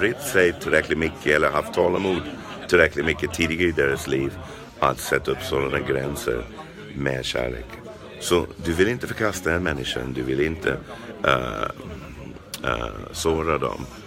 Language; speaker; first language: Swedish; non-native, fluent; English